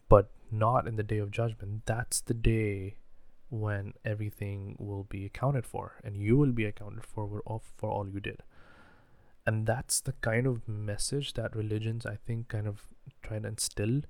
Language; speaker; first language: English; non-native, local second language; Urdu